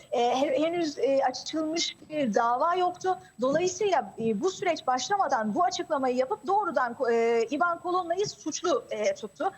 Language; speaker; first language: Turkish; native; Turkish